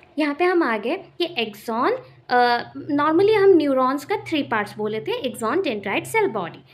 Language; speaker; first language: Hindi; non-native, local second language; Odia